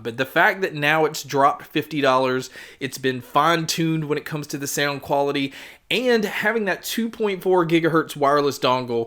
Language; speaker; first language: English; native; English